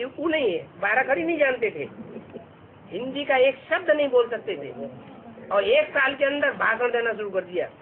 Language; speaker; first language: Hindi; native; Hindi